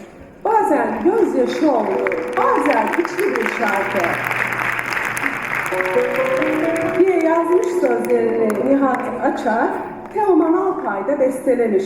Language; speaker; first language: Turkish; native; Turkish